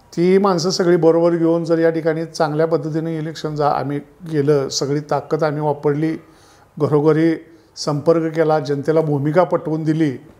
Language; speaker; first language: Marathi; native; Marathi